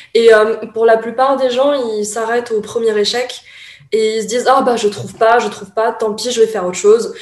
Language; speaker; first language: French; early bilingual, other home language; Chinese